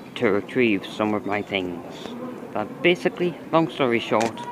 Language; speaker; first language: English; native; English